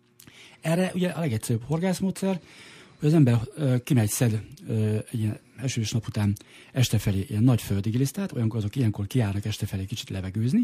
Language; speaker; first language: Hungarian; native; Hungarian